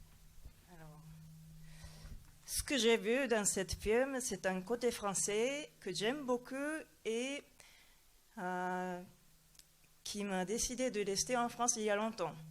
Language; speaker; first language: French; non-native, fluent; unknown